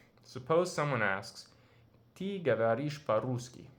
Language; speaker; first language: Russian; non-native, learner; English